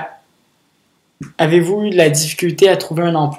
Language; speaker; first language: French; native; French